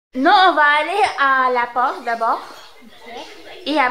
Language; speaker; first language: French; non-native, learner; Filipino